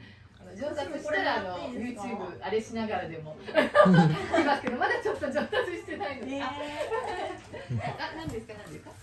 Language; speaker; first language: Japanese; native; Japanese